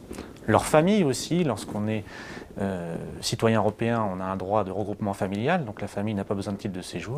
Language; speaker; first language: French; native; French